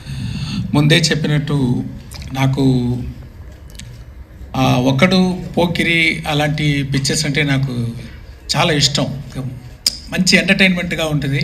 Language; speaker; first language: Telugu; non-native, local second language; Tamil